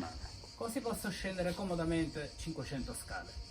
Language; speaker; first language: Italian; native; Italian